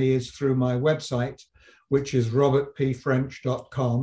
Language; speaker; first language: English; native; English